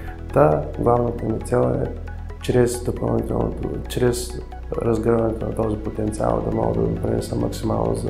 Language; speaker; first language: Bulgarian; native; Bulgarian